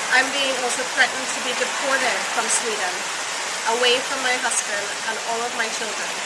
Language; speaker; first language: English; native; English